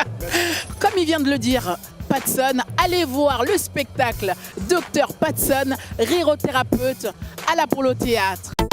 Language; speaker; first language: French; native; French